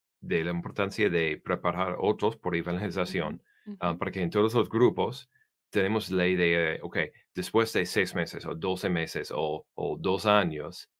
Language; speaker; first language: Spanish; non-native, learner; English